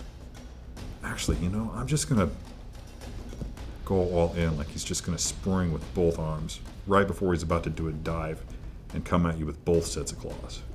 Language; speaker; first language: English; native; English